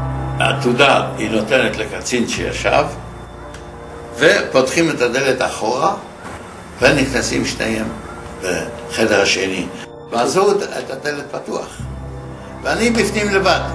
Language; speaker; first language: Hebrew; non-native, fluent; French